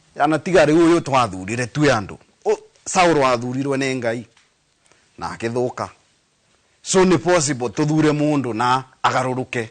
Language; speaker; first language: Kikuyu; non-native, local second language; Embu